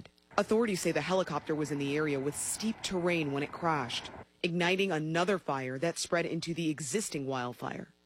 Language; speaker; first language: English; native; English